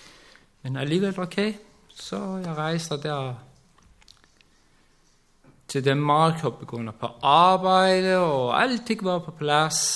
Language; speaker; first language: Danish; non-native, learner; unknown